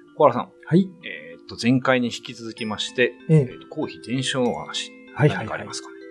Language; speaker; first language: Japanese; native; Japanese